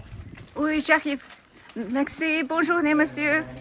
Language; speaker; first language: French; non-native, fluent; Chinese